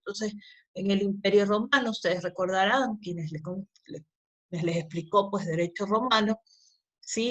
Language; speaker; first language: Spanish; native; Spanish